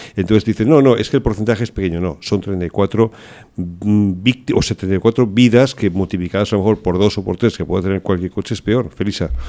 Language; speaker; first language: Spanish; early bilingual, heritage; Spanish